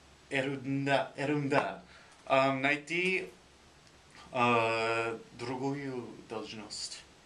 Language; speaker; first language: Russian; non-native, learner; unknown